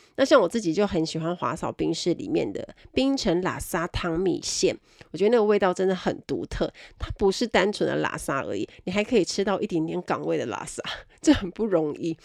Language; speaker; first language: Chinese; native; Chinese